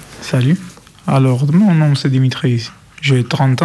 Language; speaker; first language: French; non-native, learner; Greek